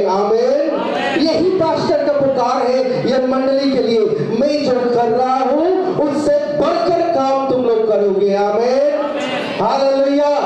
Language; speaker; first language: Hindi; non-native, local second language; Bangla